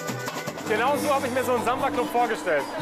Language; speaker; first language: German; native; German